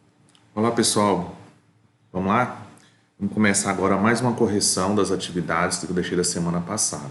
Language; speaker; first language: Portuguese; native; Portuguese